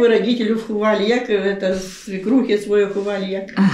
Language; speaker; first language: Polish; early bilingual, heritage; Ukrainian